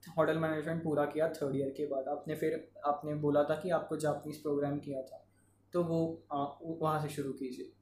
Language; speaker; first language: Hindi; non-native, local second language; Marathi